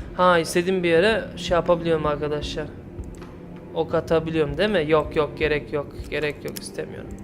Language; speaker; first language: Turkish; native; Turkish